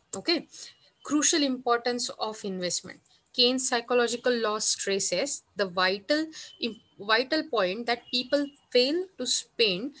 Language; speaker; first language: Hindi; non-native, local second language; Marathi